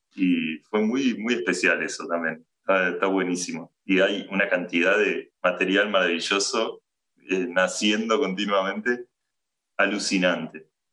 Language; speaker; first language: Spanish; native; Spanish